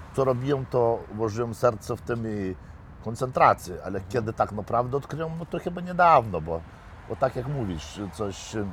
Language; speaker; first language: Polish; non-native, fluent; Lithuanian